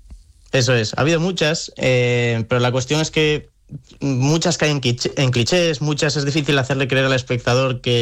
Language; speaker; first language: Spanish; native; Spanish